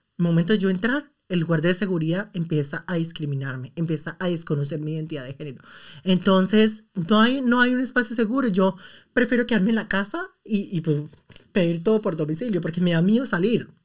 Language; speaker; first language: Spanish; native; Spanish